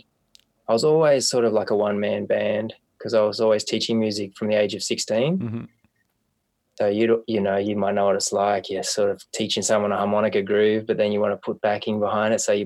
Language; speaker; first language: English; native; English